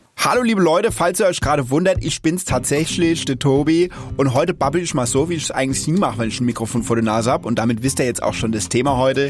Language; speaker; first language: German; native; German